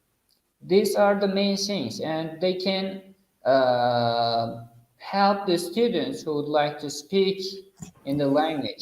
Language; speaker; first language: English; non-native, fluent; Uzbek